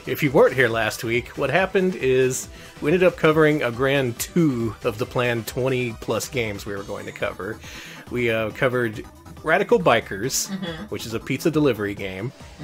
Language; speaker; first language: English; native; English